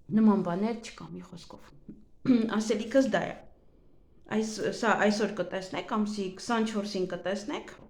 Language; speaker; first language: Armenian; native; Armenian